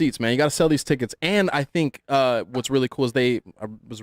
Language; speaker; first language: English; native; English